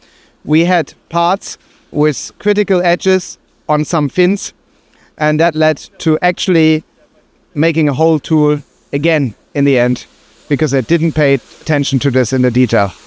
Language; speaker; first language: English; non-native, fluent; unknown